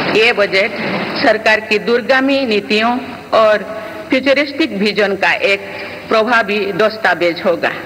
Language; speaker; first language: Hindi; non-native, local second language; Santali